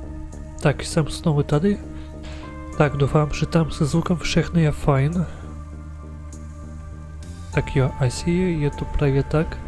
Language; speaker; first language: Czech; non-native, learner; Ukrainian